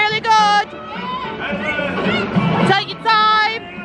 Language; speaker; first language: English; native; English